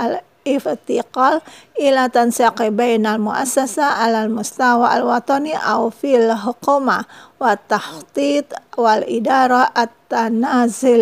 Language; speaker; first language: Arabic; non-native, fluent; Indonesian